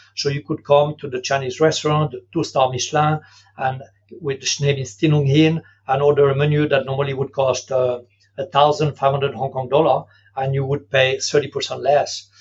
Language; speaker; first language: English; non-native, fluent; French